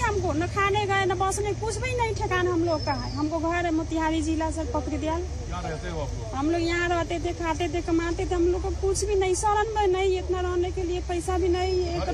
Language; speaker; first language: Hindi; non-native, local second language; Bhojpuri